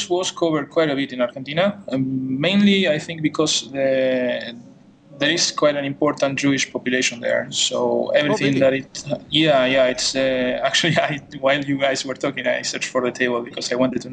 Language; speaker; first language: English; non-native, fluent; Spanish